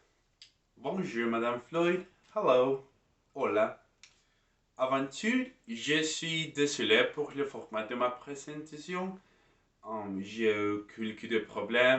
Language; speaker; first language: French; non-native, learner; English